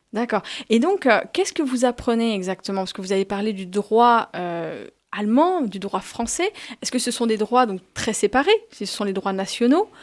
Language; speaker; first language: French; native; French